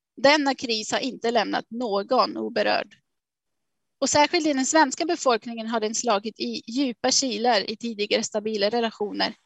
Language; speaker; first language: Swedish; non-native, fluent; Swiss German